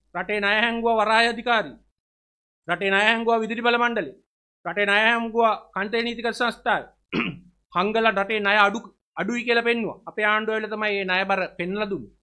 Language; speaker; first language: Sinhala; native; Sinhala